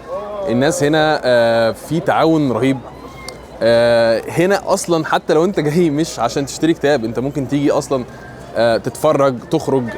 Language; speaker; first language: Arabic; native; Arabic